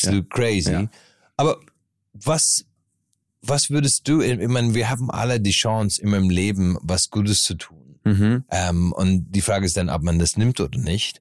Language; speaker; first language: German; non-native, fluent; English